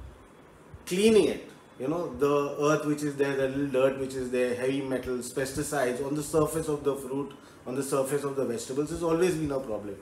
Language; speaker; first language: English; non-native, local second language; Hindi